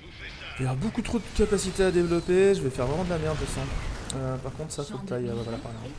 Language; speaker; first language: French; native; French